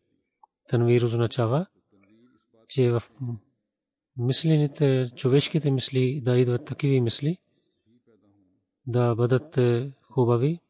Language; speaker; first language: Bulgarian; non-native, learner; Urdu